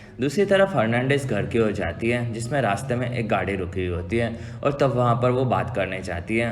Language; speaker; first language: Hindi; native; Hindi